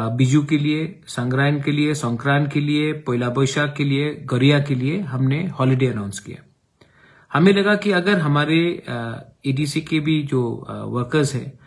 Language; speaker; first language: Hindi; non-native, local second language; Kok Borok